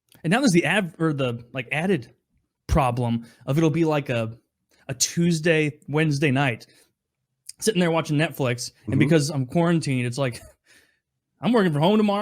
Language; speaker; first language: English; native; English